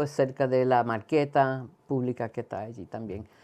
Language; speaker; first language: Spanish; early bilingual, heritage; Spanish